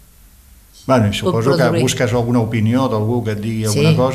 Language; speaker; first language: Catalan; native; Catalan